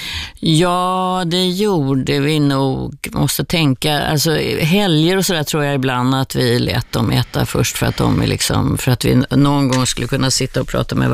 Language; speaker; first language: Swedish; native; Swedish